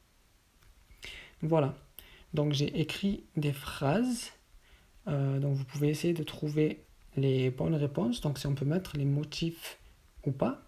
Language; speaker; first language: French; native; French